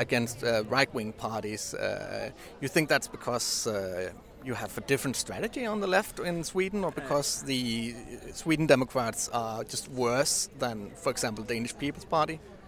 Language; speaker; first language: English; non-native, fluent; Danish